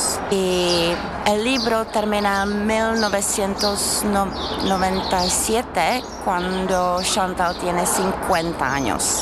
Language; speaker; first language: Spanish; non-native, learner; Czech